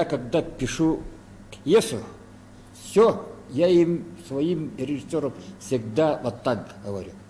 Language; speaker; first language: Russian; non-native, local second language; Yakut